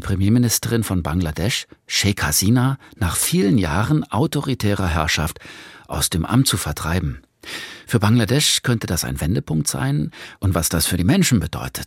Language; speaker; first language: German; native; German